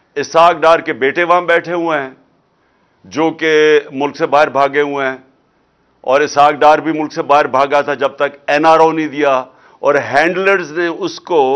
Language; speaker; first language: Urdu; non-native, local second language; Punjabi